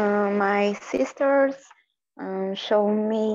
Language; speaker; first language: English; non-native, learner; Portuguese